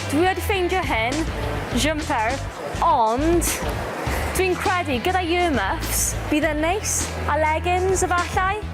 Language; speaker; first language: Welsh; non-native, local second language; English